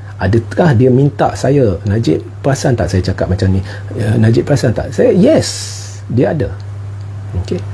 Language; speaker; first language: Malay; non-native, local second language; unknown